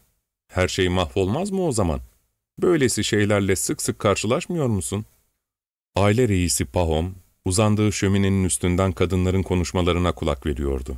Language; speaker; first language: Turkish; native; Turkish